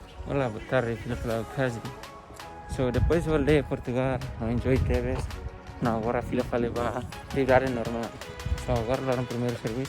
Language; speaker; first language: Portuguese; non-native, local second language; Tetum